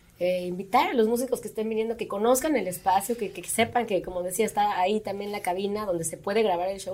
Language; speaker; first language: Spanish; native; Spanish